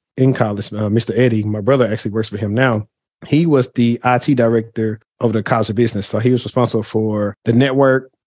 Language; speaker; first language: English; native; English